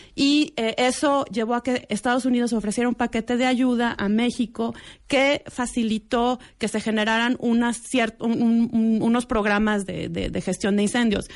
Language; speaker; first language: Spanish; native; Spanish